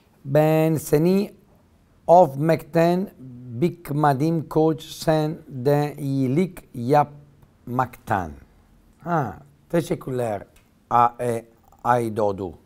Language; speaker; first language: Turkish; non-native, learner; Italian